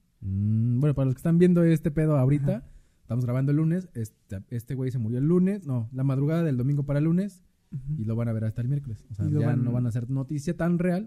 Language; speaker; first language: Spanish; native; Spanish